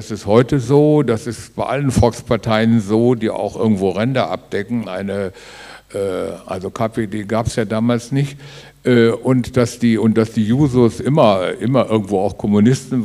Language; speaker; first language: German; native; German